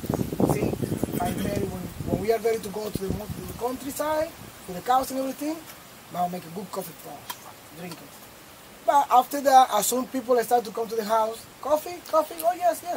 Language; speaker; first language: English; non-native, fluent; Spanish